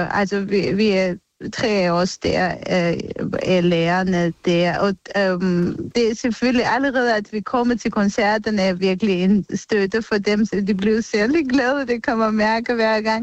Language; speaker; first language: Danish; non-native, fluent; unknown